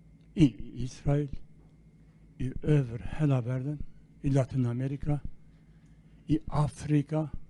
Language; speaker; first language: Swedish; non-native, fluent; Kurdish